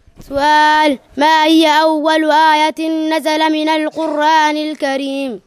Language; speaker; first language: Arabic; non-native, learner; Somali